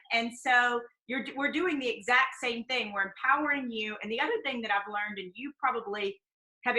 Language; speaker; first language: English; native; English